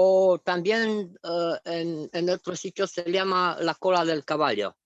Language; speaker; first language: Spanish; non-native, fluent; Romanian